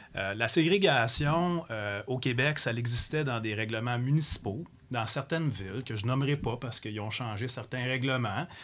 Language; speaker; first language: French; native; French